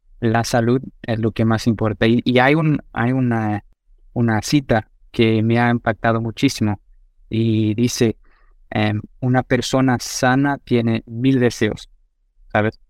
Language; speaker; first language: Spanish; non-native, fluent; Portuguese